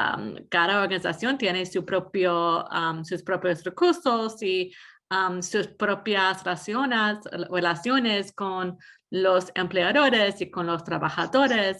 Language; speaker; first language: Spanish; non-native, fluent; English